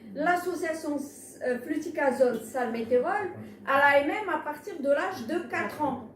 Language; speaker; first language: French; non-native, local second language; Arabic